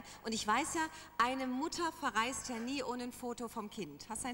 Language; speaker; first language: German; native; German